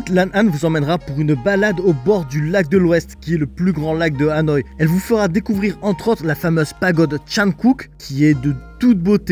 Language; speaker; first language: French; native; French